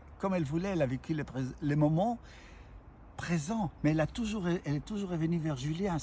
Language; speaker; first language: French; native; French